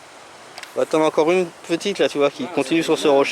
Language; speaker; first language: French; native; French